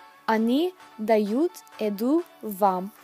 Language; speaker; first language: Russian; non-native, learner; English